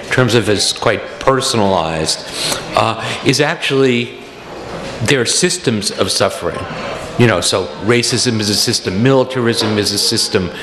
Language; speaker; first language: English; native; English